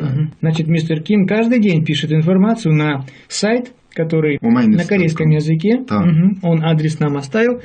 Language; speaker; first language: Russian; native; Russian